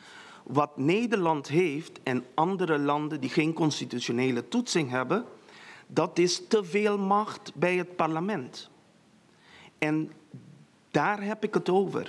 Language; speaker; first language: Dutch; non-native, local second language; Papiamento